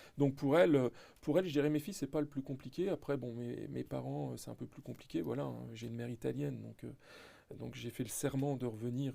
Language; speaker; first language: French; native; French